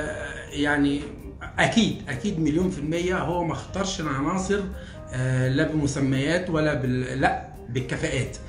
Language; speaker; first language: Arabic; native; Arabic